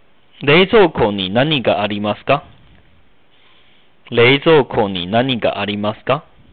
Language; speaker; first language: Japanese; non-native, fluent; Chinese